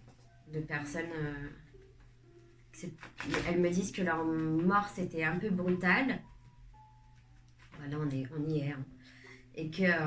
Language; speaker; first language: French; native; French